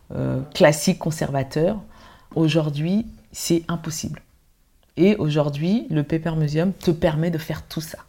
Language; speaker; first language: French; early bilingual, other home language; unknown